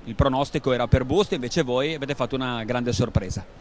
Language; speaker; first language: Italian; native; Italian